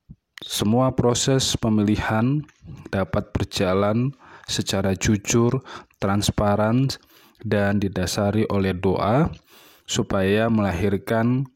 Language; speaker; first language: Indonesian; native; Indonesian